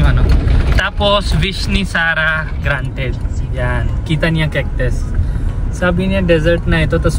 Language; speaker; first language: Filipino; non-native, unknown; Hindi